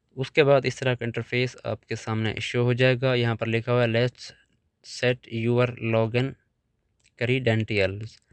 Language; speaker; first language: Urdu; non-native, local second language; Punjabi